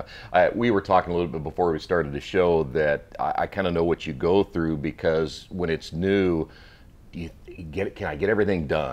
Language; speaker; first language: English; native; English